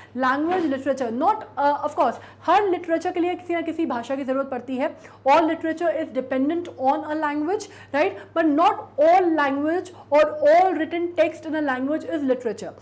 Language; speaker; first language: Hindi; native; Hindi